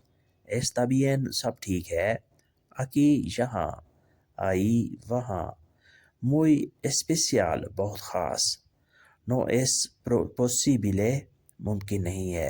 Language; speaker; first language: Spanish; non-native, learner; Urdu